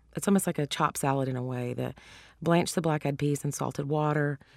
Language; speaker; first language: English; native; English